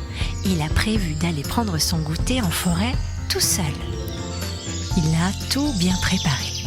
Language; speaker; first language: French; native; French